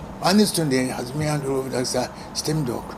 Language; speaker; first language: German; non-native, learner; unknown